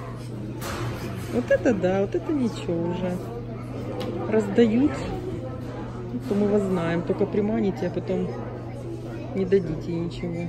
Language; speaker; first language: Russian; native; Russian